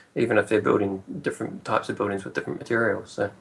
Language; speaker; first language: English; native; English